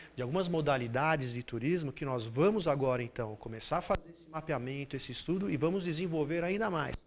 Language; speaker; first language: Portuguese; native; Portuguese